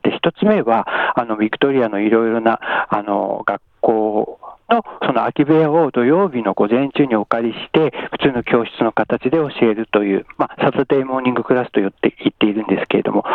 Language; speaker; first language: Japanese; native; Japanese